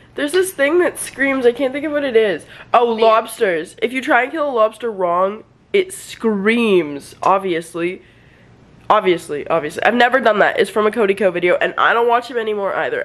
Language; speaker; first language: English; native; English